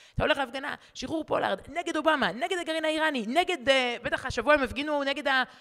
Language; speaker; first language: Hebrew; native; Hebrew